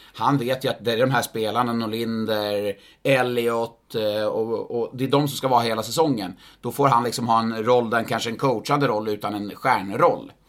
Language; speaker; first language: Swedish; native; Swedish